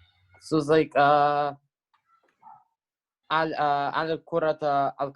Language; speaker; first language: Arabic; non-native, learner; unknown